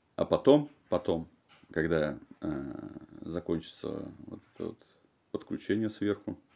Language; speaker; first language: Russian; native; Russian